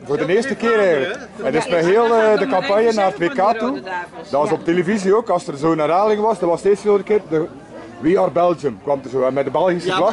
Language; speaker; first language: Dutch; native; Dutch